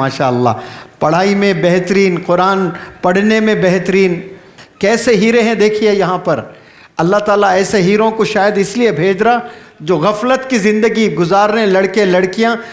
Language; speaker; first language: Urdu; native; Urdu